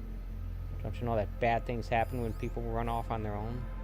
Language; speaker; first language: English; native; English